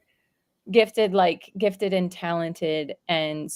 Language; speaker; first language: English; native; English